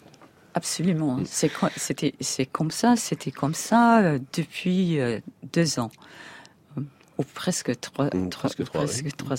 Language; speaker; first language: French; non-native, fluent; English